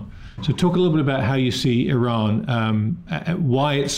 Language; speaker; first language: English; native; English